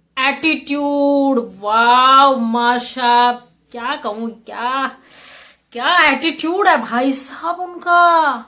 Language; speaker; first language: Hindi; native; Hindi